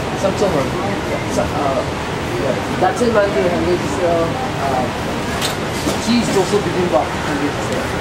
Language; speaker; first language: Korean; non-native, learner; English